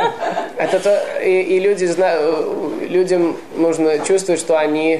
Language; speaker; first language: Russian; early bilingual, heritage; Russian